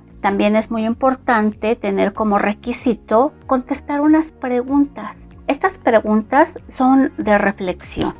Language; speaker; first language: Spanish; native; Spanish